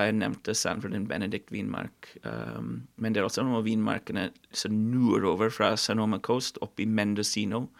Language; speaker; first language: Norwegian; non-native, fluent; English